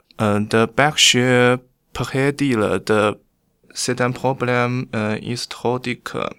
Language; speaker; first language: French; non-native, learner; Chinese